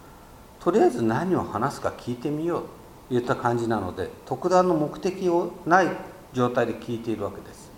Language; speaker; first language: Japanese; native; Japanese